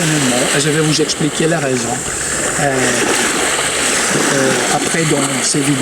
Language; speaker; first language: French; non-native, fluent; Greek